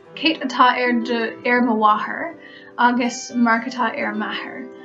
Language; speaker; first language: Irish; non-native, learner; English